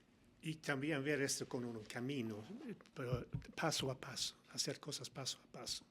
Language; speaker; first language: Spanish; non-native, learner; Swedish